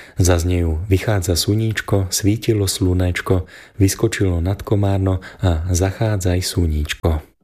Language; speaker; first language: Slovak; native; Slovak